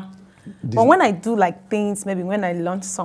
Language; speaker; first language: English; non-native, local second language; Igbo